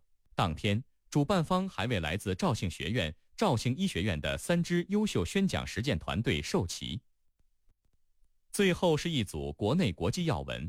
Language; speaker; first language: Chinese; native; Chinese